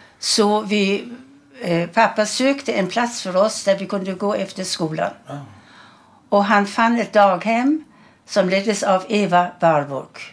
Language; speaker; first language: Swedish; early bilingual, other home language; German